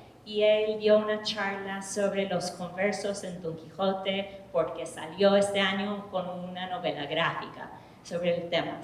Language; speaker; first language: Spanish; early bilingual, heritage; English